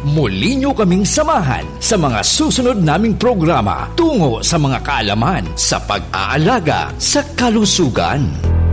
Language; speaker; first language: Filipino; non-native, local second language; Bikol